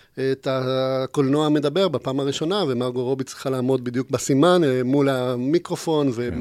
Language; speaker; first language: Hebrew; non-native, fluent; Spanish